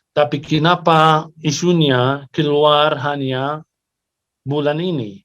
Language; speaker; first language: Indonesian; non-native, fluent; Arabic